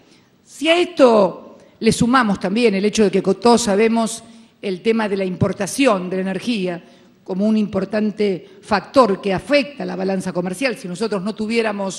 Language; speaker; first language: Spanish; native; Spanish